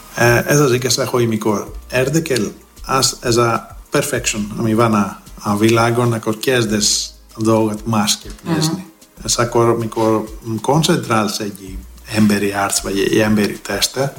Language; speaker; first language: Hungarian; non-native, fluent; Greek